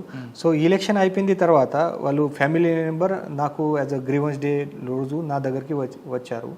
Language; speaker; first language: Telugu; non-native, fluent; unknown